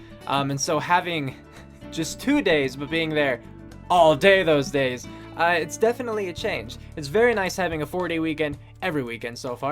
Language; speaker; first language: English; native; English